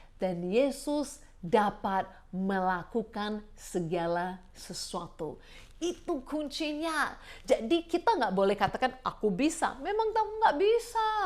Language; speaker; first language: Indonesian; non-native, fluent; English